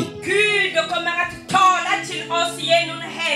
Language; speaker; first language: Swedish; non-native, fluent; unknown